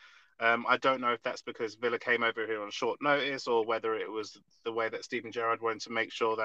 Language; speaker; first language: English; native; English